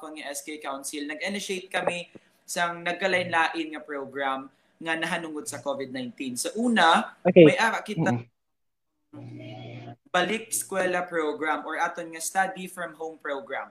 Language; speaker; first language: English; non-native, local second language; Hiligaynon